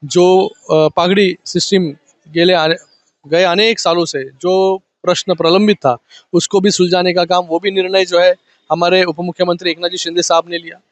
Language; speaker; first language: Hindi; non-native, local second language; Marathi